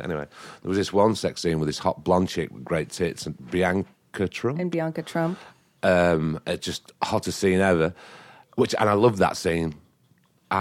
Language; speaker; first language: English; native; English